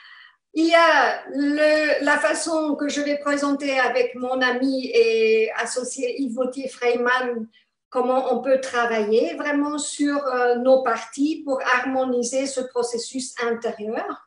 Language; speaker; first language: French; non-native, fluent; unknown